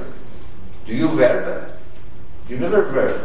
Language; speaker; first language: English; non-native, fluent; Persian